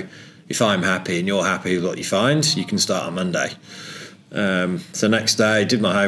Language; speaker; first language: English; native; English